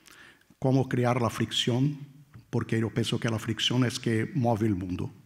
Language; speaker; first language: Spanish; non-native, fluent; Portuguese